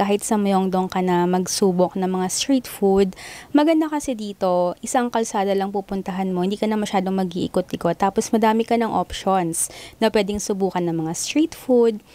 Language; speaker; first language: Filipino; native; Filipino